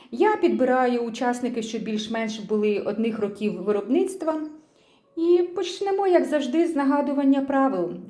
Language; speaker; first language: Ukrainian; non-native, local second language; Russian